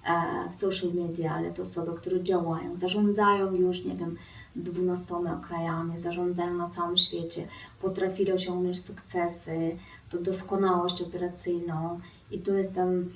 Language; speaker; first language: Polish; non-native, fluent; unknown